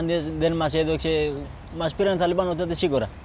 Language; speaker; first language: Greek; non-native, learner; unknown